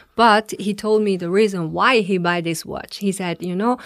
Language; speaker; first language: English; non-native, fluent; Chinese